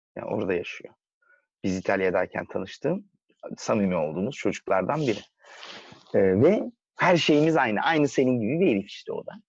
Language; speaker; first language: Turkish; native; Turkish